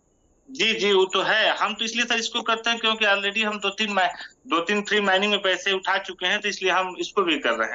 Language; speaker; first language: Hindi; native; Hindi